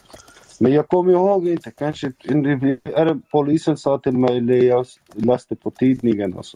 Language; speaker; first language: Swedish; non-native, local second language; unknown